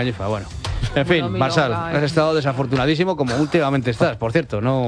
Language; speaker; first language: Spanish; native; Spanish